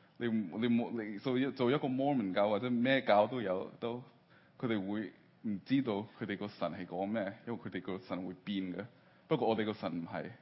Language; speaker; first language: Cantonese; early bilingual, heritage; Cantonese